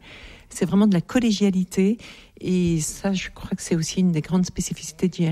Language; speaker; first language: French; native; French